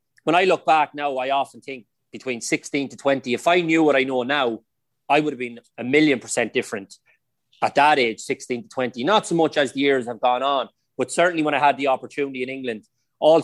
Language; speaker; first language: English; native; English